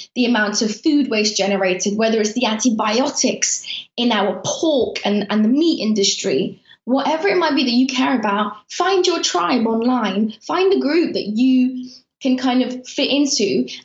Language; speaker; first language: English; early bilingual, other home language; Persian